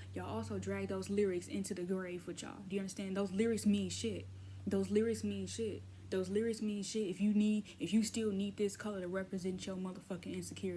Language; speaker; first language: English; native; English